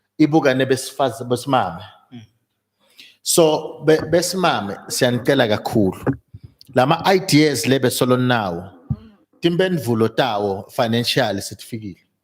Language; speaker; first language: Zulu; non-native, local second language; Swati